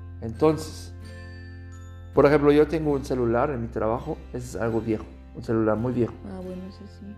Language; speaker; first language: Spanish; non-native, learner; German